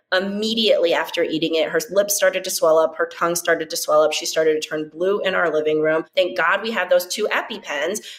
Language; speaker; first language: English; native; English